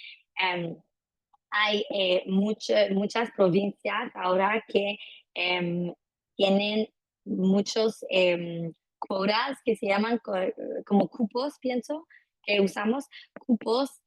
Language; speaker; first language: Spanish; non-native, fluent; French